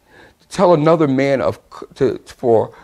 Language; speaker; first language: English; native; English